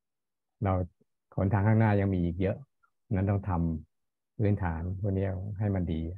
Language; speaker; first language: Thai; native; Thai